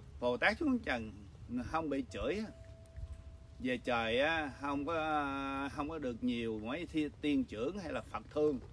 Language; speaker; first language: Vietnamese; early bilingual, other home language; English